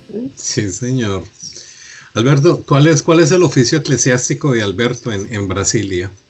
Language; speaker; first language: Spanish; native; Spanish